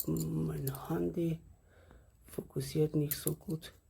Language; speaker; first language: German; non-native, learner; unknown